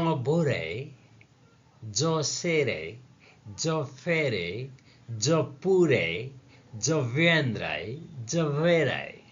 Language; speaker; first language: French; non-native, learner; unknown